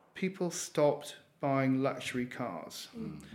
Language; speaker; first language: English; native; English